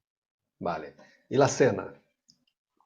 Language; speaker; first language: Spanish; non-native, learner; Portuguese